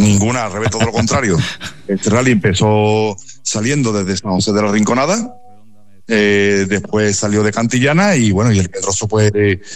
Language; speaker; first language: Spanish; native; Spanish